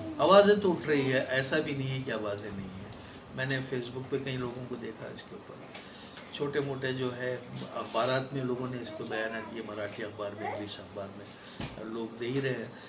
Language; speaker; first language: Urdu; native; Urdu